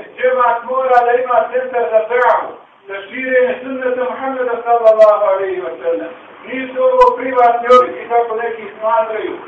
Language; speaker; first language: Bosnian; native; Bosnian